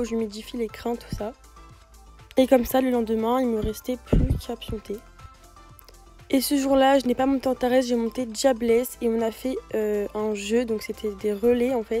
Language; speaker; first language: French; native; French